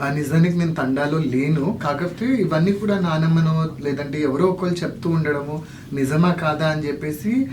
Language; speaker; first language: Telugu; non-native, local second language; Lambadi